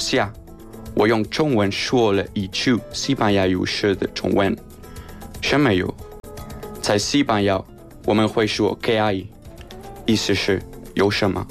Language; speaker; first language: Chinese; non-native, learner; Spanish